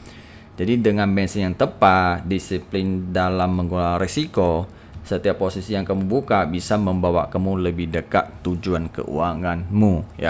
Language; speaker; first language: Indonesian; native; Indonesian